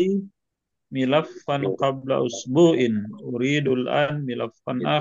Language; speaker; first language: Arabic; non-native, learner; Indonesian